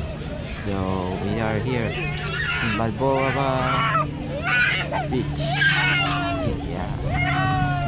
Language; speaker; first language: English; non-native, local second language; Filipino